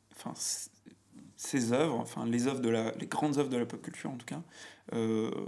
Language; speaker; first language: French; native; French